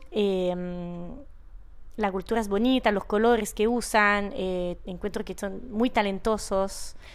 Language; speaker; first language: Spanish; non-native, fluent; Italian